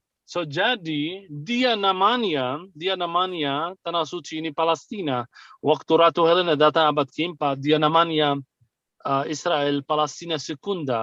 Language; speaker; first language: Indonesian; non-native, fluent; Arabic